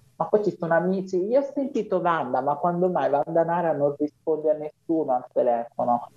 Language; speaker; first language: Italian; native; Italian